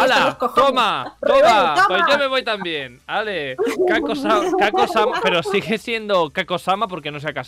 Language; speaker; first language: Spanish; native; Spanish